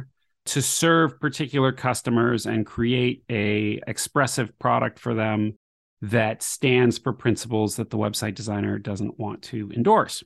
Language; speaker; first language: English; native; English